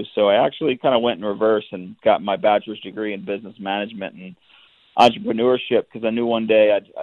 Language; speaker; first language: English; native; English